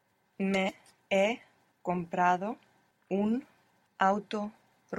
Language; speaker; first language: Spanish; non-native, learner; English